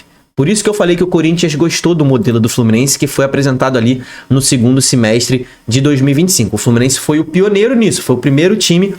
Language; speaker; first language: Portuguese; native; Portuguese